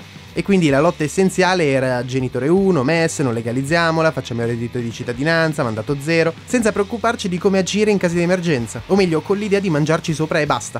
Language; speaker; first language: Italian; native; Italian